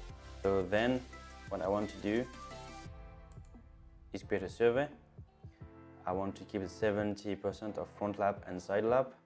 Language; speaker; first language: English; non-native, fluent; French